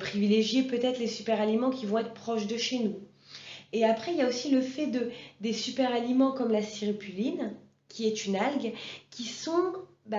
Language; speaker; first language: French; native; French